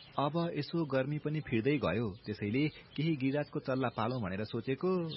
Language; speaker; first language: Nepali; native; Nepali